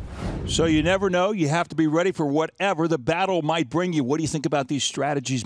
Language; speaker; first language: English; native; English